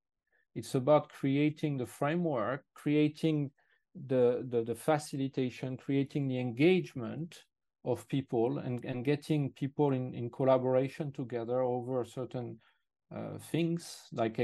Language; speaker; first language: English; non-native, fluent; French